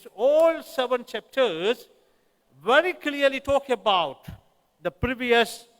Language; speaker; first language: English; non-native, local second language; Tamil